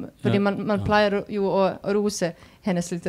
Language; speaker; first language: Swedish; non-native, fluent; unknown